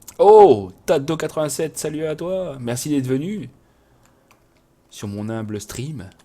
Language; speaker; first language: French; native; French